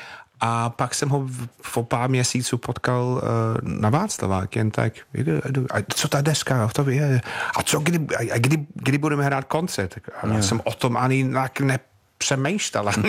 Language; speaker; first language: Czech; non-native, fluent; English